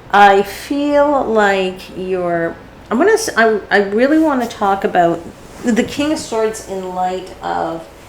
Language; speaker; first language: English; native; English